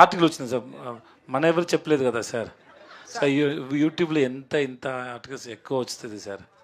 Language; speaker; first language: Telugu; non-native, learner; Tamil